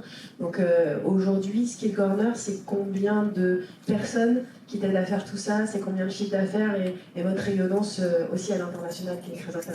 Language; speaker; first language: French; native; French